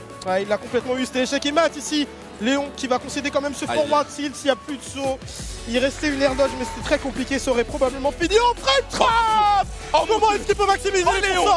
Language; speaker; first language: French; native; French